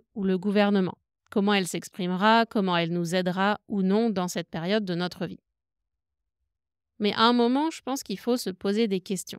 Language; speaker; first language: French; native; French